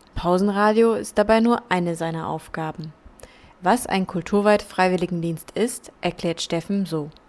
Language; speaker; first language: German; native; German